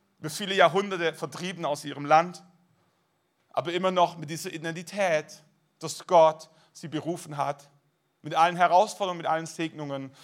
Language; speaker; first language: German; native; German